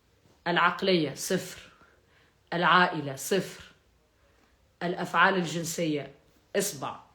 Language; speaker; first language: Arabic; native; Arabic